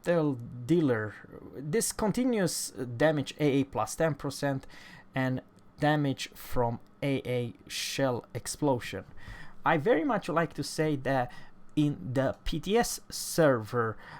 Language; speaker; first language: English; non-native, fluent; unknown